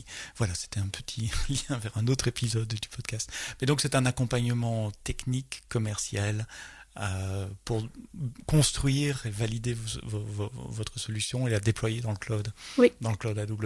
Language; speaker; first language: French; native; French